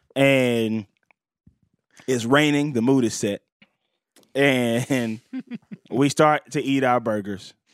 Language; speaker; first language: English; native; English